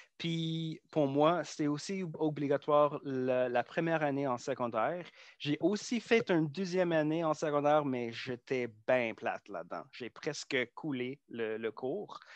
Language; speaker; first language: French; non-native, local second language; English